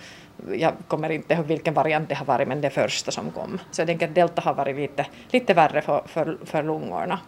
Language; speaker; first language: Swedish; non-native, local second language; Finnish